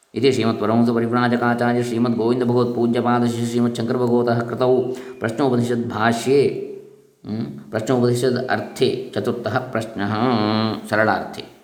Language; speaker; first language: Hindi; non-native, local second language; Kannada